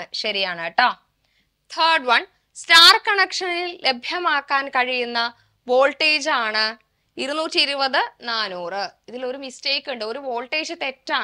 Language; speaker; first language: Malayalam; native; Malayalam